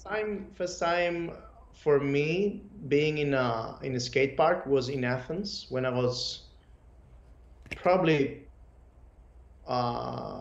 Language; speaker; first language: English; non-native, fluent; Greek